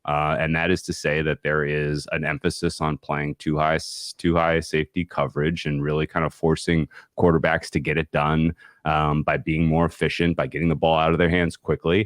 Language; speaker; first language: English; native; English